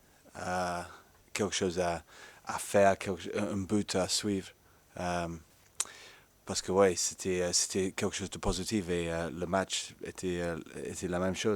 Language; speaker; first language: French; non-native, fluent; English